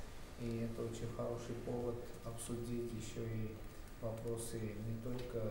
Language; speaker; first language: Russian; non-native, local second language; Armenian